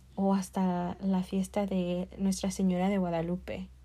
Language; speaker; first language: Spanish; early bilingual, other home language; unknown